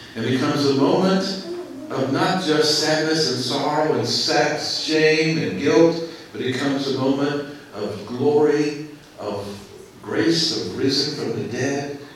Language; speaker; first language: English; native; English